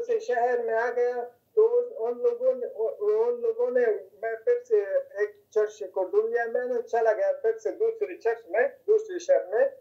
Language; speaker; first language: Hindi; non-native, fluent; Persian